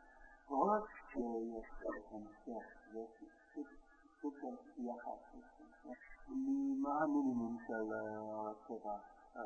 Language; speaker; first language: Hebrew; non-native, fluent; English